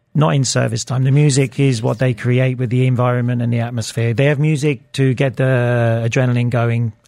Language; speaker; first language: English; native; English